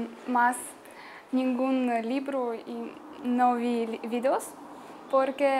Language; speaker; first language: Spanish; non-native, learner; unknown